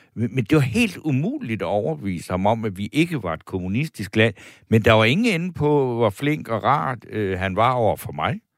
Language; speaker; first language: Danish; native; Danish